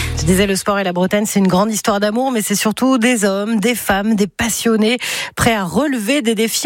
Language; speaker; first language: French; native; French